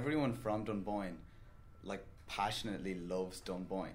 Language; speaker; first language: English; native; English